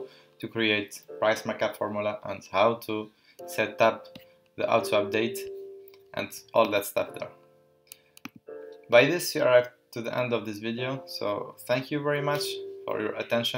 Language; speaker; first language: English; non-native, fluent; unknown